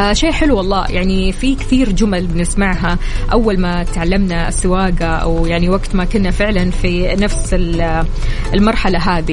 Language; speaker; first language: Arabic; native; Arabic